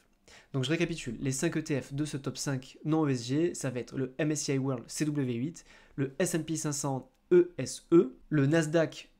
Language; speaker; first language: French; native; French